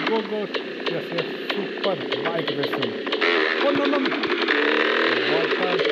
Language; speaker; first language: English; non-native, learner; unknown